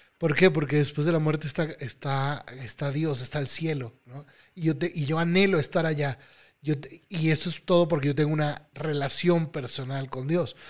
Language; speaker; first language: Spanish; native; Spanish